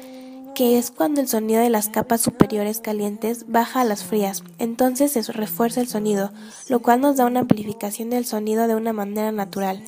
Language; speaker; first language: Spanish; native; Spanish